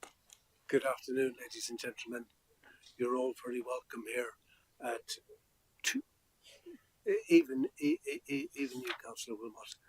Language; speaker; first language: English; native; English